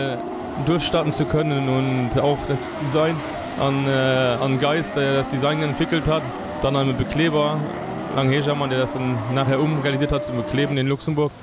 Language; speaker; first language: German; native; German